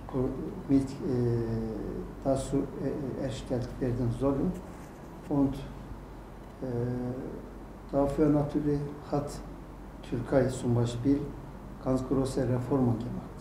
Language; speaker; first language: German; non-native, learner; Turkish